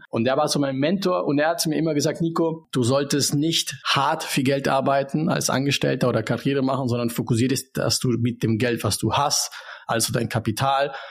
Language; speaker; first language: German; early bilingual, other home language; Spanish